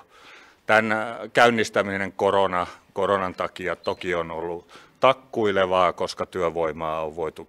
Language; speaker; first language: Finnish; native; Finnish